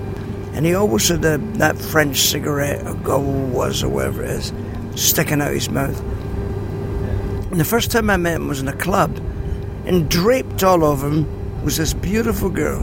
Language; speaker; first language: English; native; English